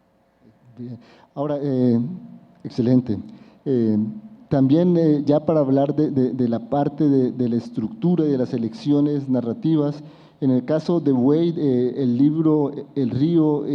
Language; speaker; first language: Spanish; native; Spanish